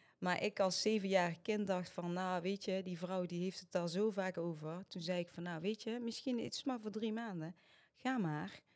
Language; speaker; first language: Dutch; early bilingual, other home language; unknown